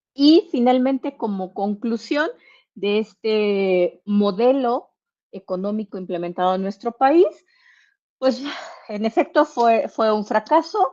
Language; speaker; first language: Spanish; native; Spanish